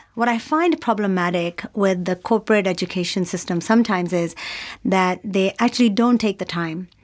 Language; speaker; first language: English; non-native, local second language; Urdu